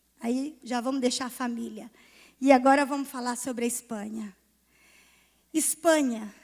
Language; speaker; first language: Portuguese; native; Portuguese